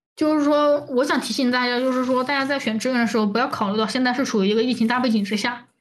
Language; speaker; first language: Chinese; native; Chinese